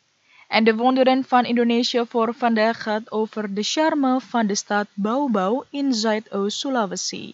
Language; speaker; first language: Dutch; non-native, fluent; Indonesian